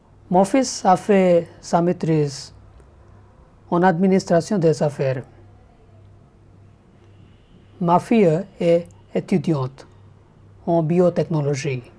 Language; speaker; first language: French; non-native, learner; Gujarati